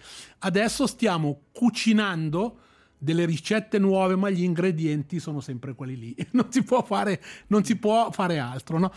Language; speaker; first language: Italian; native; Italian